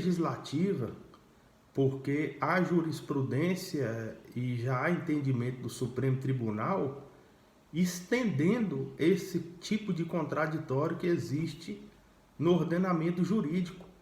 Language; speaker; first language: Portuguese; native; Portuguese